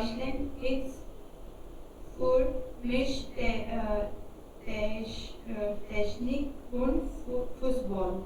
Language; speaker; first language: German; non-native, learner; Hindi